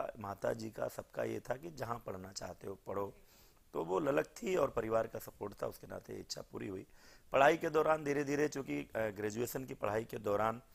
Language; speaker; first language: Hindi; native; Hindi